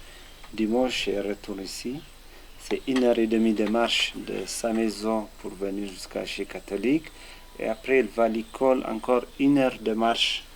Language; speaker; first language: French; non-native, fluent; Amharic